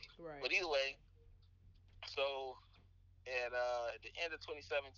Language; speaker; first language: English; native; English